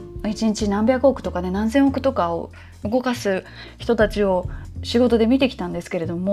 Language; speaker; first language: Japanese; native; Japanese